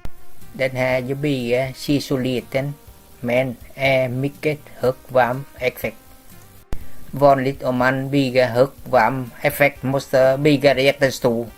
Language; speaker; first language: Swedish; non-native, learner; Vietnamese